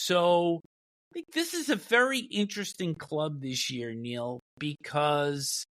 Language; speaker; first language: English; native; English